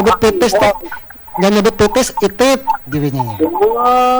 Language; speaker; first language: Indonesian; non-native, local second language; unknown